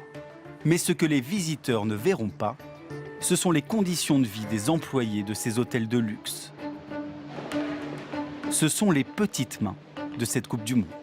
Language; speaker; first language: French; native; French